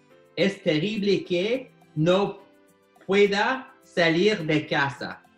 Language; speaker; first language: Spanish; non-native, learner; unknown